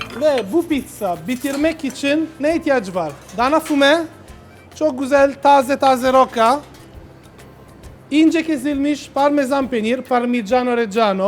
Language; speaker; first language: Turkish; non-native, learner; Italian